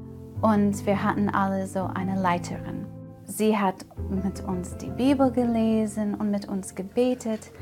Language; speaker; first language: German; non-native, fluent; English